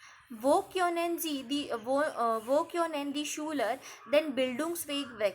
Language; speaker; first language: German; non-native, fluent; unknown